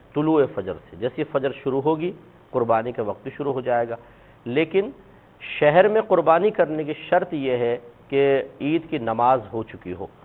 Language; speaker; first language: Urdu; native; Urdu